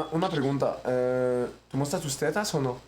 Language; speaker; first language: Spanish; non-native, learner; French